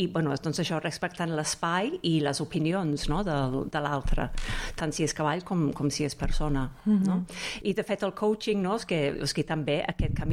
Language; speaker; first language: Catalan; non-native, fluent; English